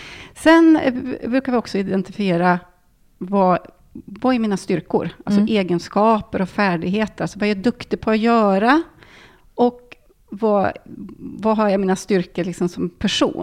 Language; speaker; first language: Swedish; native; Swedish